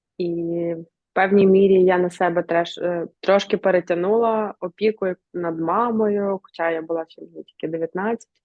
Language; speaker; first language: Ukrainian; native; Ukrainian